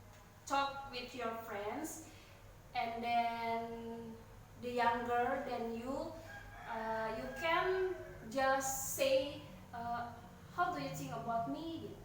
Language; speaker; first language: English; non-native, learner; Indonesian